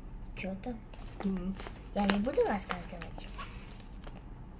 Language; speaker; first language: Russian; early bilingual, heritage; Hebrew